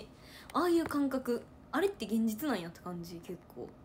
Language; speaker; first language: Japanese; native; Japanese